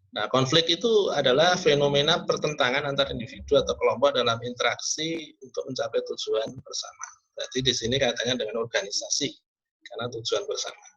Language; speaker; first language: Indonesian; non-native, local second language; Javanese